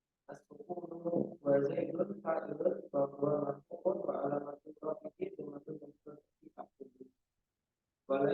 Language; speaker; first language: Arabic; non-native, learner; Indonesian